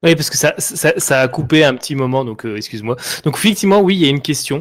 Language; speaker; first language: French; native; French